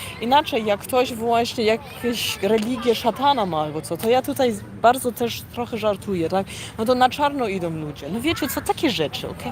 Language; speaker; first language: Polish; early bilingual, heritage; Polish